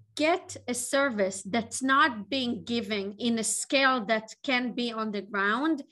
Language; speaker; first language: English; non-native, fluent; Hebrew